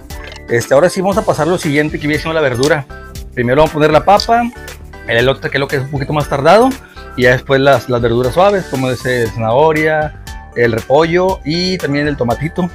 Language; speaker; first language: Spanish; native; Spanish